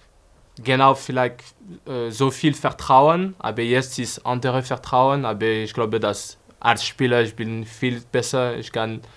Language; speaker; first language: German; non-native, fluent; French